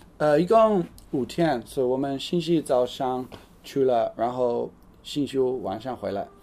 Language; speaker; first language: Chinese; non-native, fluent; English